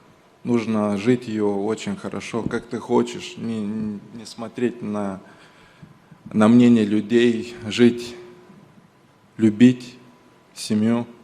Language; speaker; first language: Russian; non-native, local second language; Romanian